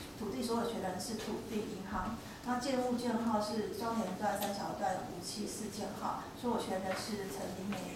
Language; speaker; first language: Chinese; native; Chinese